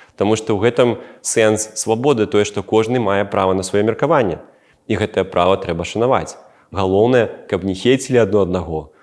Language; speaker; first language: Belarusian; non-native, local second language; Russian